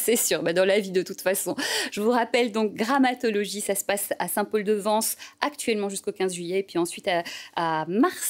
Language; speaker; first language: French; native; French